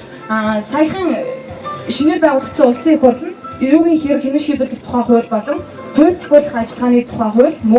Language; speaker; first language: Mongolian; native; Mongolian